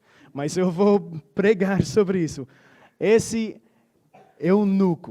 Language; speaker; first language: Portuguese; non-native, fluent; English